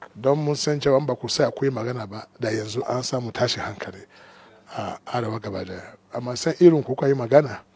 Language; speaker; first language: Hausa; non-native, local second language; Igbo